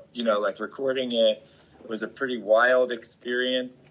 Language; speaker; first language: English; native; English